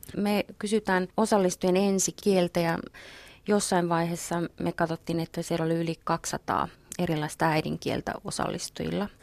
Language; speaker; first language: Finnish; native; Finnish